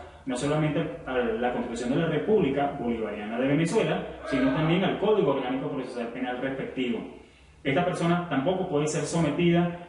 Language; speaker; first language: Spanish; native; Spanish